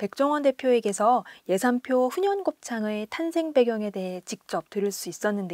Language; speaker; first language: Korean; native; Korean